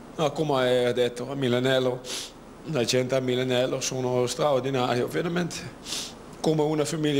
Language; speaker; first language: Italian; non-native, learner; Dutch